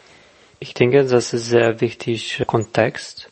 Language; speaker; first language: German; non-native, learner; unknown